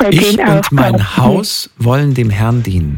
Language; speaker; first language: German; native; German